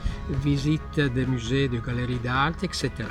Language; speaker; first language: French; non-native, learner; Italian